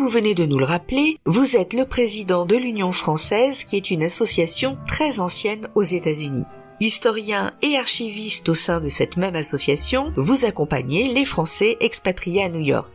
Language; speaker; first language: French; native; French